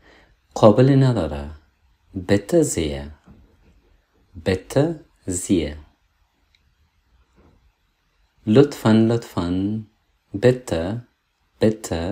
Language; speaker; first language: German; non-native, fluent; Persian